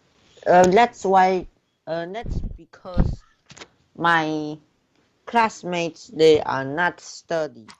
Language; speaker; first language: English; non-native, learner; Chinese